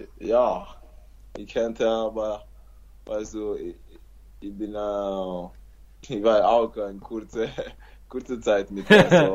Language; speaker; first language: German; non-native, learner; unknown